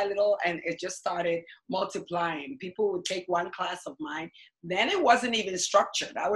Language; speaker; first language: English; non-native, local second language; Akan